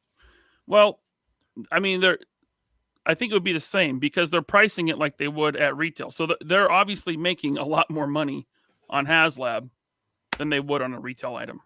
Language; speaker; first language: English; native; English